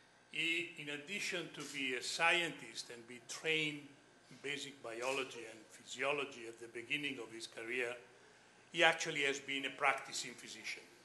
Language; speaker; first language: English; non-native, fluent; Italian